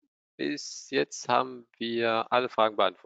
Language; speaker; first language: German; native; German